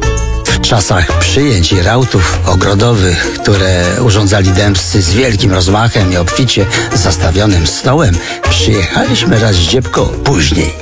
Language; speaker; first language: Polish; native; Polish